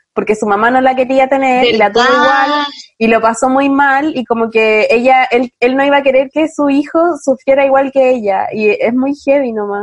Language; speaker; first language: Spanish; native; Spanish